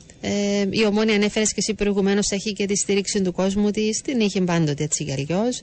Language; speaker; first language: Greek; native; Greek